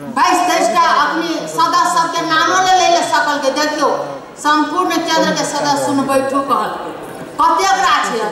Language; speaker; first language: Maithili; non-native, local second language; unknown